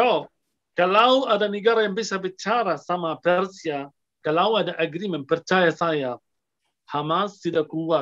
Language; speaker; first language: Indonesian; non-native, fluent; Arabic